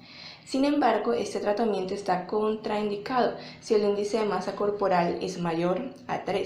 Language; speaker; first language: Spanish; native; Spanish